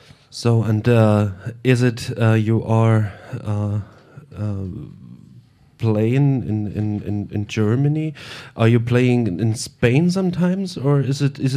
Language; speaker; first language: English; non-native, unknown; German